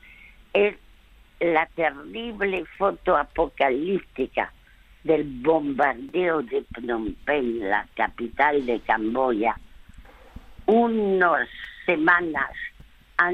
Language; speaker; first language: Spanish; early bilingual, other home language; French